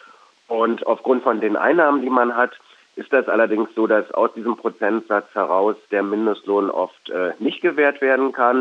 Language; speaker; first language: German; native; German